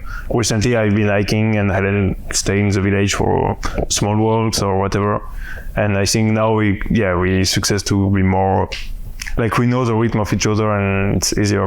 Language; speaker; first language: English; non-native, fluent; French